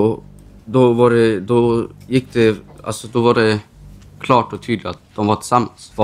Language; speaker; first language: Swedish; early bilingual, other home language; Romany